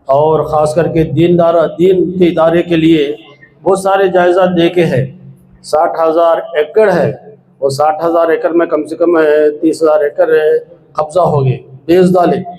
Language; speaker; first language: Urdu; native; Urdu